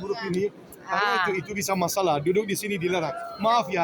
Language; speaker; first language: Indonesian; non-native, learner; Turkish